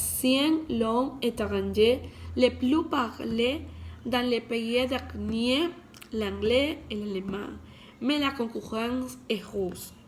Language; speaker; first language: French; non-native, learner; Spanish